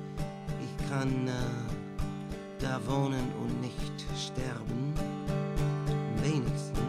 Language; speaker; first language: German; non-native, learner; English